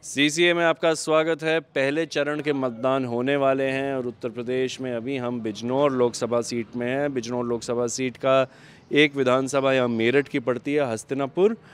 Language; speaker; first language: Hindi; native; Hindi